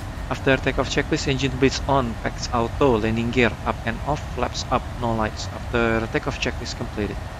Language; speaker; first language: English; non-native, fluent; Indonesian